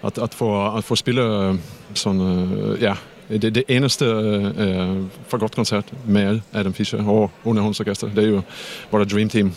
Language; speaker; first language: Danish; non-native, fluent; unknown